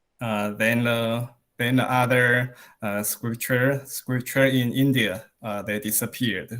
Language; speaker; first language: English; non-native, learner; Chinese